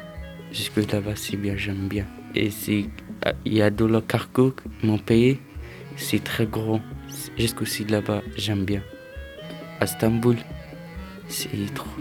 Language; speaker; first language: French; non-native, learner; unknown